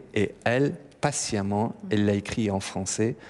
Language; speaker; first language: French; non-native, fluent; Persian